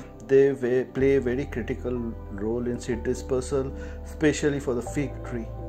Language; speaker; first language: English; non-native, local second language; Hindi